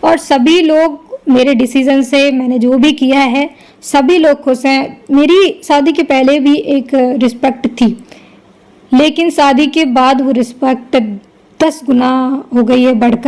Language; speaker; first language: Hindi; native; Hindi